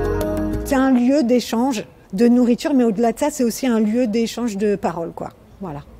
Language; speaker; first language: French; native; French